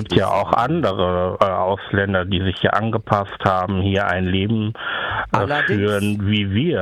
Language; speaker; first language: German; native; German